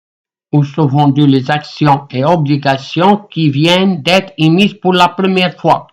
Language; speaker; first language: French; non-native, local second language; Arabic